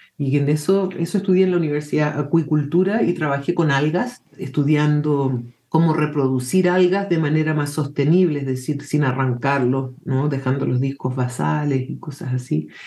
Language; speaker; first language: Spanish; early bilingual, heritage; Spanish